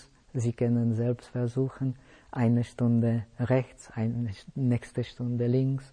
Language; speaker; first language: German; non-native, fluent; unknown